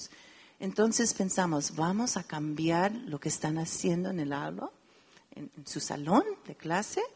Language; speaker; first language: Spanish; early bilingual, heritage; Spanish